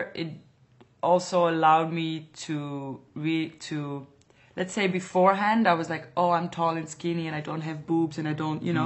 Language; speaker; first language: English; non-native, fluent; Dutch